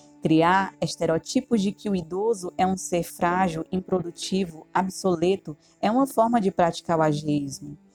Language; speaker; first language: Portuguese; native; Portuguese